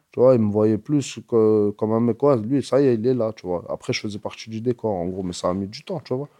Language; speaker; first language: French; early bilingual, other home language; Arabic